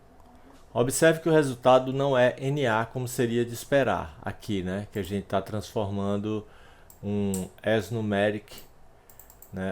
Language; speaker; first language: Portuguese; native; Portuguese